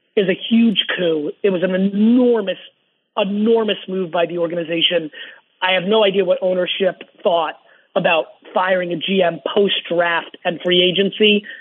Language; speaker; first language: English; early bilingual, other home language; Russian